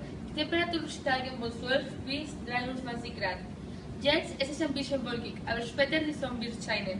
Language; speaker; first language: German; non-native, learner; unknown